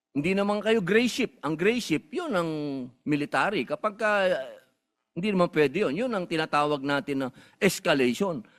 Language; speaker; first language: Filipino; native; Filipino